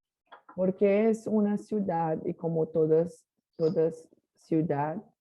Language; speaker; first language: Spanish; non-native, learner; Portuguese